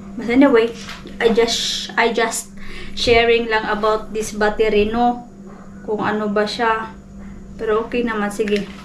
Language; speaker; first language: Filipino; non-native, local second language; Cebuano